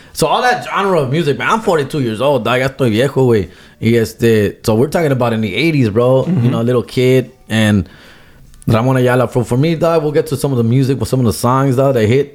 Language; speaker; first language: English; native; English